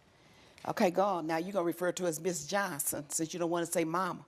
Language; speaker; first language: English; native; English